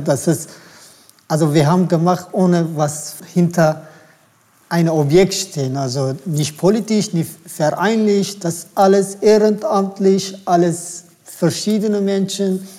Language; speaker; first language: German; non-native, fluent; Turkish